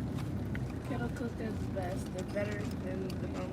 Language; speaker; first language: English; native; English